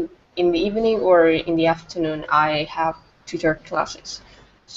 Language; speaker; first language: English; non-native, fluent; Vietnamese